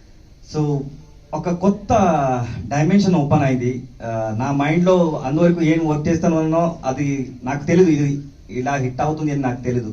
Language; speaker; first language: Telugu; non-native, learner; Kannada